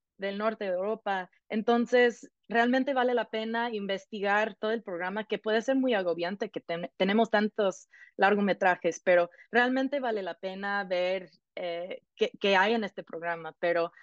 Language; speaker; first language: Spanish; non-native, fluent; English